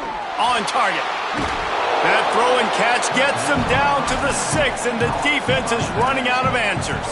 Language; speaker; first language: English; native; English